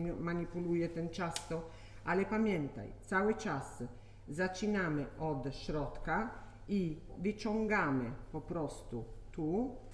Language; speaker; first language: Polish; non-native, learner; Italian